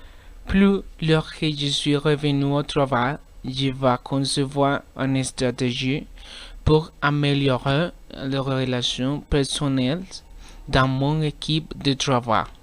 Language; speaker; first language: French; non-native, learner; Spanish